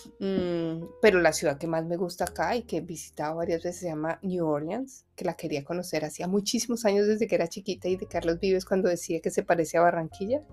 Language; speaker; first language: Spanish; native; Spanish